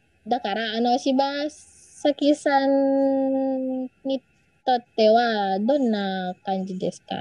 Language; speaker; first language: Japanese; non-native, learner; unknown